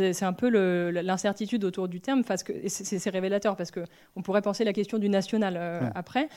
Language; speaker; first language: French; native; French